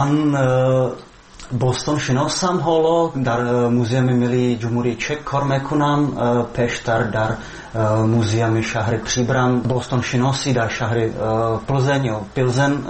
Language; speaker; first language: Tajik; non-native, fluent; Czech